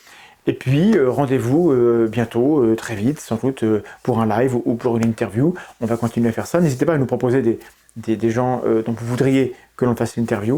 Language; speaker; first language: French; native; French